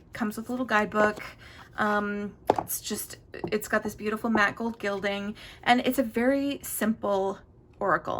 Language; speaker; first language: English; native; English